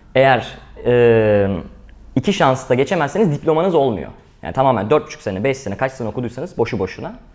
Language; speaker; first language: Turkish; native; Turkish